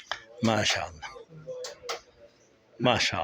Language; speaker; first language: Arabic; non-native, fluent; Pashto